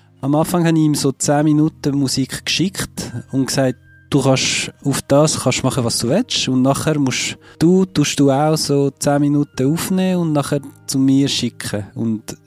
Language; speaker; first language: German; non-native, fluent; French